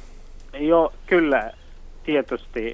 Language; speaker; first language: Finnish; non-native, learner; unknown